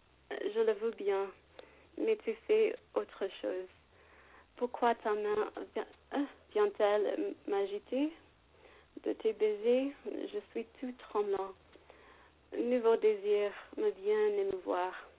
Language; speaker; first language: French; non-native, fluent; English